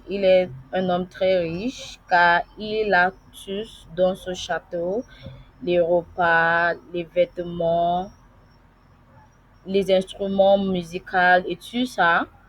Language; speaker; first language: French; non-native, learner; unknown